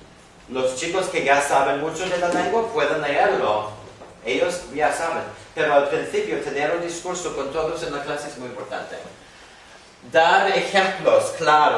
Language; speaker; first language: Spanish; non-native, fluent; English